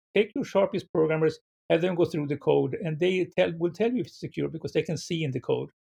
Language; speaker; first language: English; non-native, fluent; Swedish